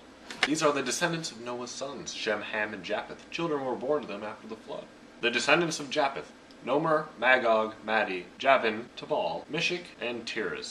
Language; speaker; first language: English; native; English